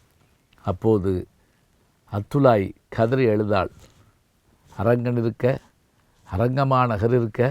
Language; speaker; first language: Tamil; native; Tamil